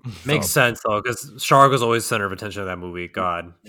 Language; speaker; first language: English; native; English